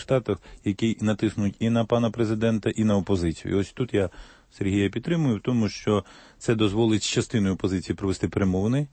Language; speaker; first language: Ukrainian; native; Ukrainian